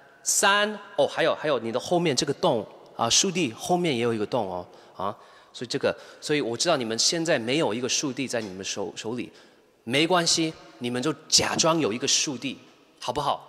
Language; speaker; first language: Chinese; non-native, fluent; English